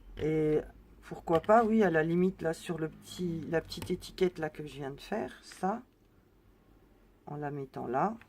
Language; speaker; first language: French; native; French